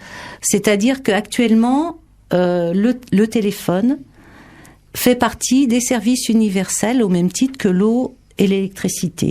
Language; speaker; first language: French; native; French